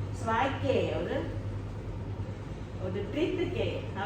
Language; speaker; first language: German; non-native, learner; Thai